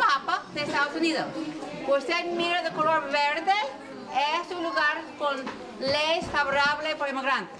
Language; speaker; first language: Spanish; non-native, learner; English